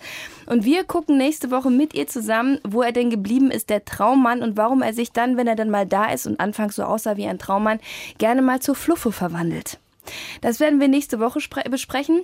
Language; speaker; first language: German; native; German